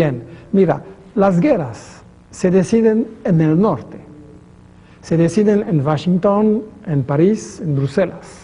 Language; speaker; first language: Spanish; non-native, fluent; French